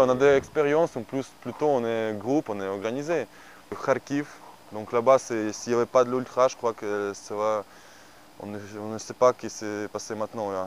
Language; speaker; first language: French; non-native, learner; Ukrainian